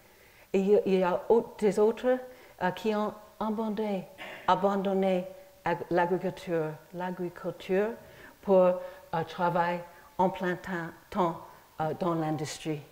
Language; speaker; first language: French; non-native, fluent; English